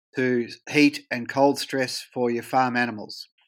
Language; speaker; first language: English; native; English